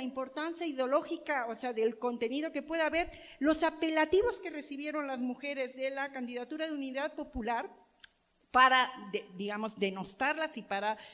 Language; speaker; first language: Spanish; native; Spanish